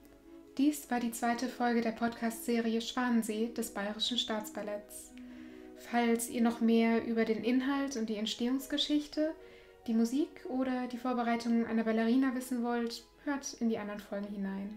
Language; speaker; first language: German; native; German